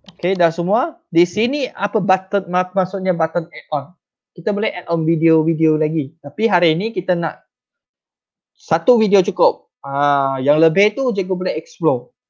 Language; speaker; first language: Malay; non-native, local second language; Chinese